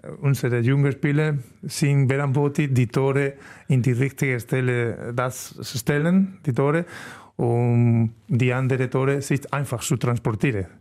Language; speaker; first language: German; non-native, learner; Spanish